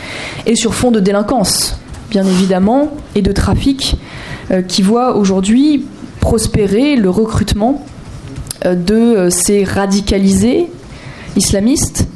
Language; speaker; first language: French; native; French